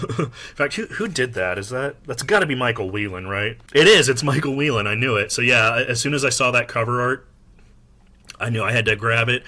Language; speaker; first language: English; native; English